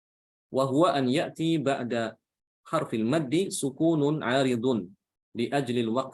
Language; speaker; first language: Arabic; non-native, fluent; Indonesian